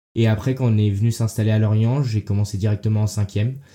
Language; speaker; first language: French; early bilingual, heritage; French